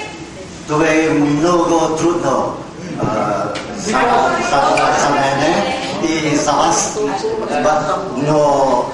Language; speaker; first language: Bulgarian; non-native, learner; Vietnamese